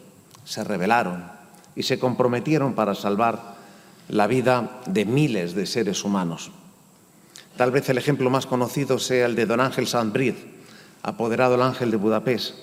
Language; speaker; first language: Spanish; native; Spanish